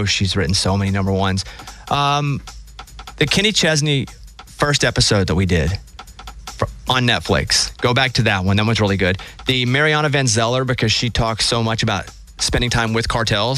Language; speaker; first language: English; native; English